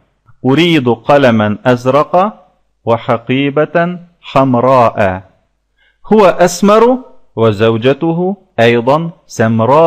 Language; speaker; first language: Arabic; non-native, fluent; Russian